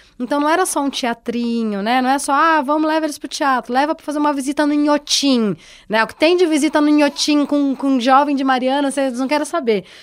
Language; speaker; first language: Portuguese; native; Portuguese